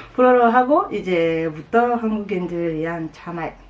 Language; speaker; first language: Korean; non-native, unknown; French